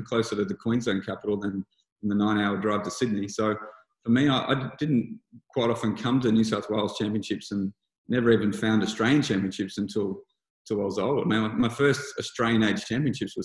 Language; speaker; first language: English; native; English